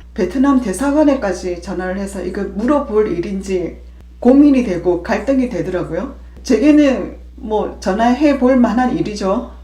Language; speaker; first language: Korean; native; Korean